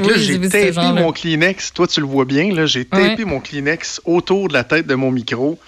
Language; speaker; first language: French; native; French